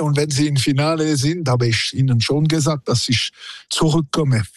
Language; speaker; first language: German; non-native, local second language; French